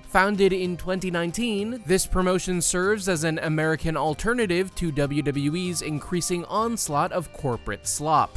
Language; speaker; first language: English; native; English